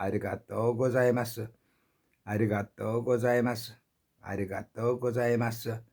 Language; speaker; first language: Japanese; non-native, learner; Korean